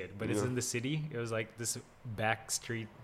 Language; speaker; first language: English; early bilingual, other home language; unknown